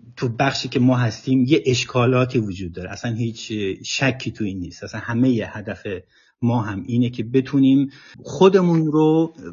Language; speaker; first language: Persian; native; Persian